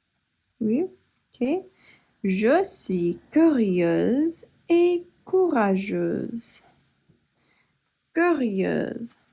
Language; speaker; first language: French; non-native, fluent; English